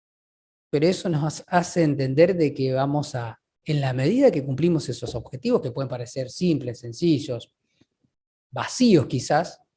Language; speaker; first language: Spanish; native; Spanish